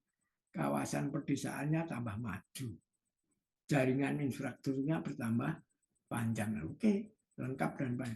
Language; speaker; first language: Indonesian; native; Indonesian